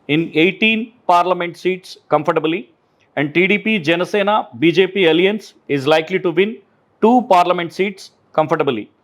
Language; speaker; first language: English; non-native, local second language; Telugu